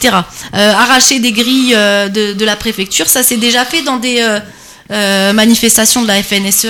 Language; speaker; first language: French; native; French